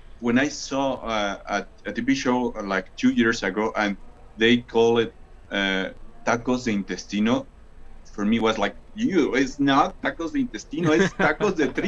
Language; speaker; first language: English; non-native, learner; Spanish